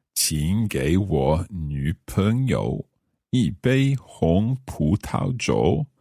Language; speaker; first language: Chinese; non-native, learner; English